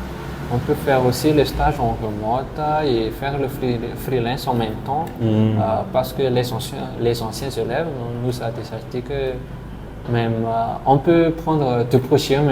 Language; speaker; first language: French; non-native, local second language; Malagasy